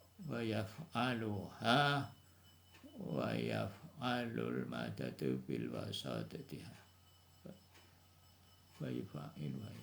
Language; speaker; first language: Arabic; non-native, fluent; Indonesian